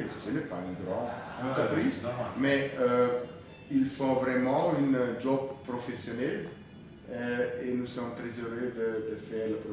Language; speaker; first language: French; non-native, fluent; German